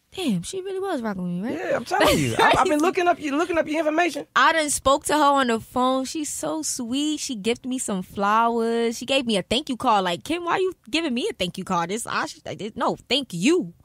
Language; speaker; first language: English; native; English